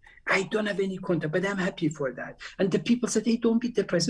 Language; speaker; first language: English; non-native, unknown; Persian